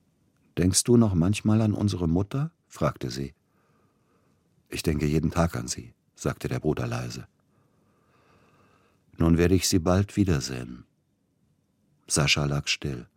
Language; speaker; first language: German; native; German